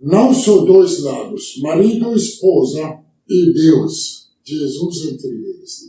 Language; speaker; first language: Portuguese; non-native, learner; Arabic